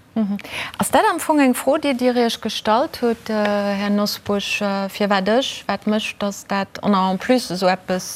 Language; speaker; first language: Luxembourgish; native; Luxembourgish